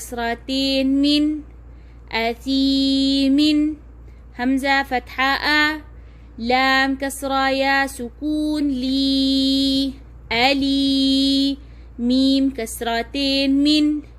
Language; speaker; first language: Arabic; non-native, fluent; Oromo